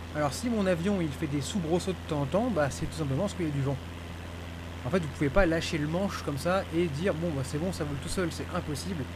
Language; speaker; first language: French; native; French